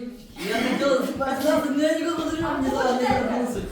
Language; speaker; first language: Russian; non-native, local second language; Yakut